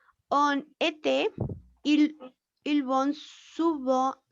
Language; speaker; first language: French; non-native, learner; Spanish